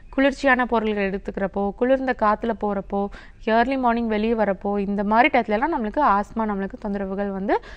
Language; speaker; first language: Tamil; native; Tamil